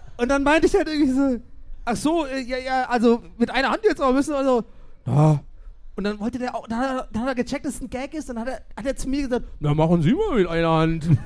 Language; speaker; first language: German; native; German